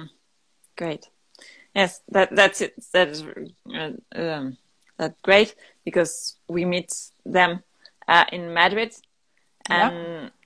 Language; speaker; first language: English; non-native, learner; French